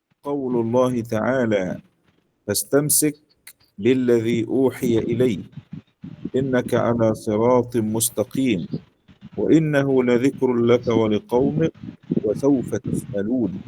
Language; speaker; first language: Arabic; native; Arabic